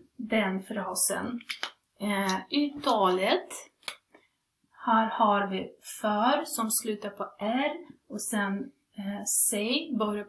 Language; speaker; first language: Swedish; non-native, fluent; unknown